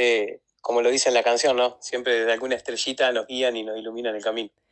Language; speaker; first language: Spanish; native; Spanish